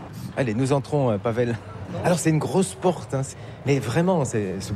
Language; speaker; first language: French; native; French